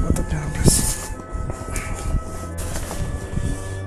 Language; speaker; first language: Portuguese; native; Portuguese